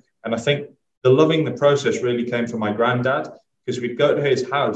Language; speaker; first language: English; native; English